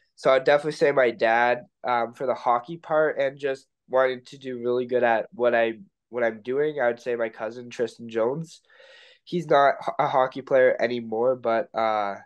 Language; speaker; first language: English; native; English